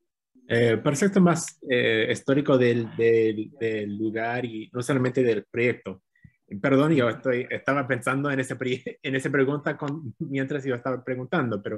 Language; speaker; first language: Spanish; non-native, fluent; English